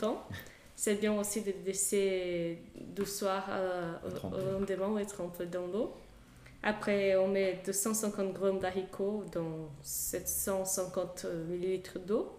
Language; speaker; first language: French; non-native, fluent; Portuguese